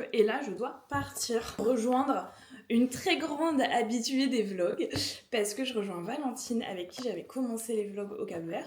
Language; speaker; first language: French; native; French